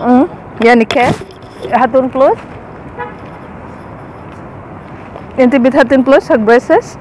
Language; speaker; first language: Arabic; non-native, learner; Filipino